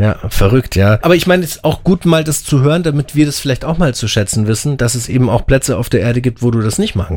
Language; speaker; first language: German; native; German